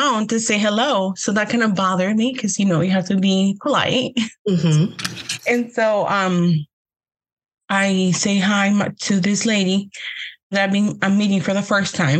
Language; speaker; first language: English; early bilingual, other home language; Spanish